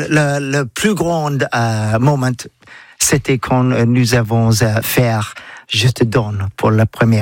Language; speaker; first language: French; non-native, learner; English